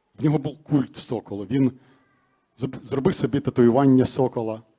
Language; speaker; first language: Ukrainian; native; Ukrainian